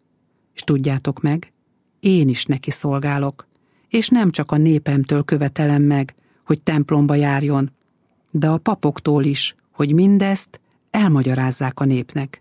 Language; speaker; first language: Hungarian; native; Hungarian